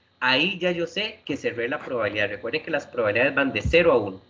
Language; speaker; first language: Spanish; native; Spanish